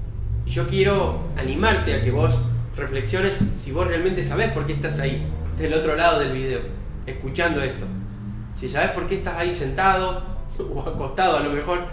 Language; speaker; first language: Spanish; native; Spanish